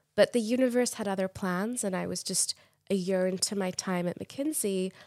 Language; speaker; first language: English; non-native, local second language; Urdu